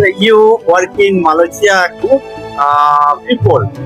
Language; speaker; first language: English; non-native, learner; Bangla